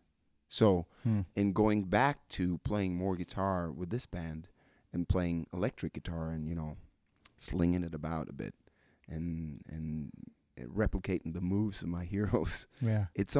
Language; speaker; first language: English; non-native, fluent; Norwegian